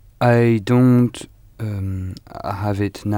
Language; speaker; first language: English; non-native, learner; French